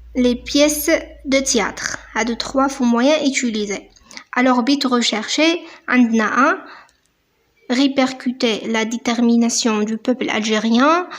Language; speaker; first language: French; non-native, local second language; Arabic